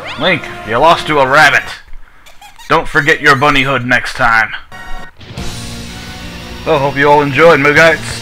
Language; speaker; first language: English; native; English